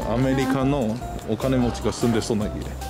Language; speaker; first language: Japanese; native; Japanese